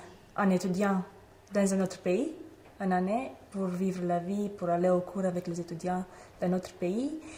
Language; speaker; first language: French; non-native, fluent; Romanian